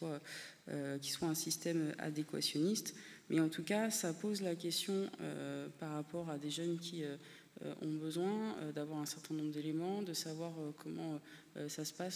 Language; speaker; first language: French; native; French